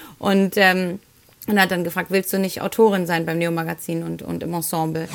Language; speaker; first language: German; early bilingual, other home language; Spanish